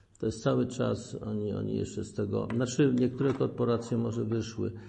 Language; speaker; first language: Polish; native; Polish